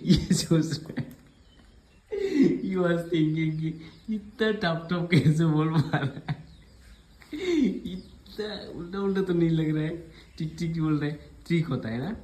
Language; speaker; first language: Hindi; native; Hindi